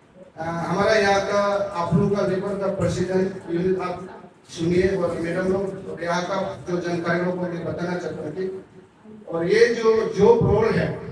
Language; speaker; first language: Hindi; non-native, local second language; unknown